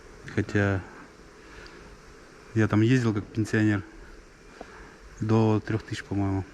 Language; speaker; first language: Russian; native; Russian